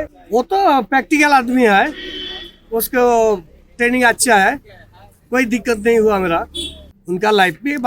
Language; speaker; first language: Hindi; non-native, local second language; Bangla